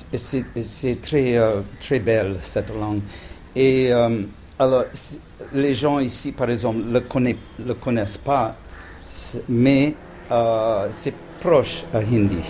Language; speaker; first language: French; non-native, fluent; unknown